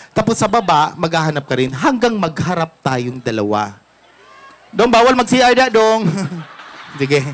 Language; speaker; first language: Filipino; non-native, local second language; Cebuano